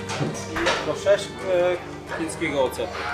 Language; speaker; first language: Polish; non-native, fluent; Chinese